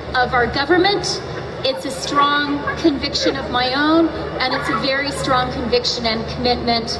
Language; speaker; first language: English; native; English